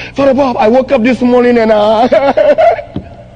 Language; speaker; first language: English; non-native, local second language; Akan